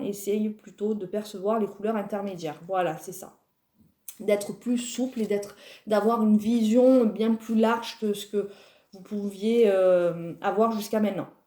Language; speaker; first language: French; native; French